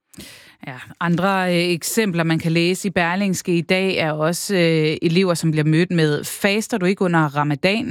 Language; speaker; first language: Danish; native; Danish